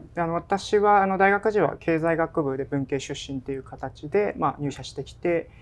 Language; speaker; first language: Japanese; native; Japanese